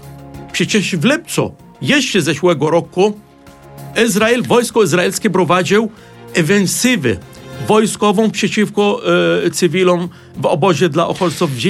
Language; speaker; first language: Polish; non-native, fluent; Arabic